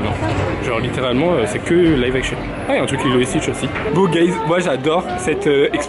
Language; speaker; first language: French; native; French